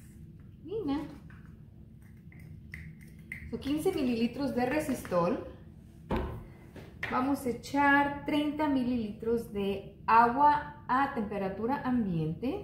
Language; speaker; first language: Spanish; native; Spanish